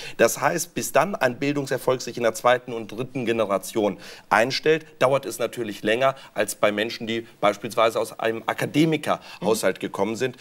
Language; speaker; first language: German; early bilingual, other home language; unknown